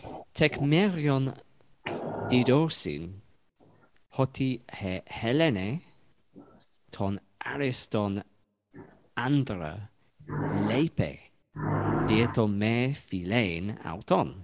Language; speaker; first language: Greek; non-native, learner; English